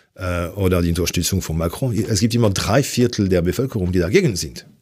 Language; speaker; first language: German; non-native, fluent; French